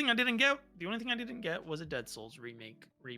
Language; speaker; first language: English; native; English